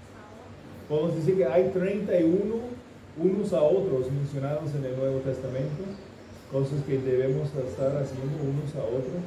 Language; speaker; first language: Spanish; non-native, fluent; English